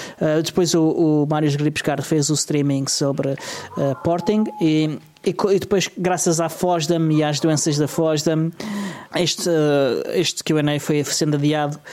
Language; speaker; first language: Portuguese; native; Portuguese